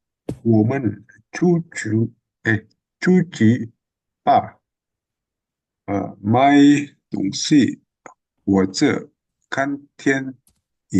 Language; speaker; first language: Chinese; non-native, learner; Indonesian